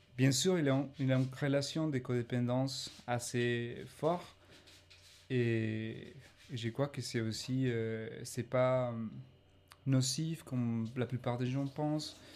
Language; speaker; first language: French; non-native, fluent; Spanish